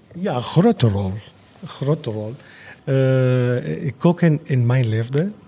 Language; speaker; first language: Dutch; non-native, fluent; Arabic